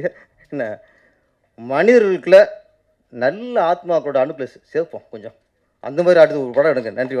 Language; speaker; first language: Tamil; native; Tamil